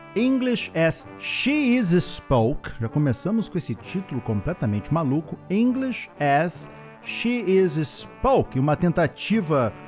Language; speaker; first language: Portuguese; native; Portuguese